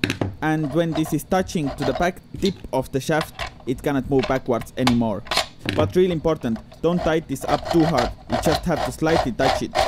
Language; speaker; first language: English; non-native, fluent; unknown